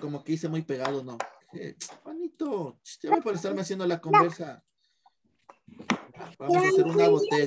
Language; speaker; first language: Spanish; native; Spanish